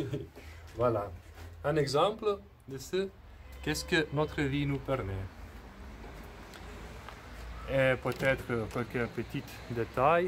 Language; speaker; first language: French; non-native, fluent; Slovenian